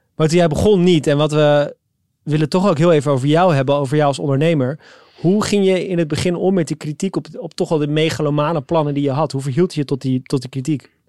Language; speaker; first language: Dutch; native; Dutch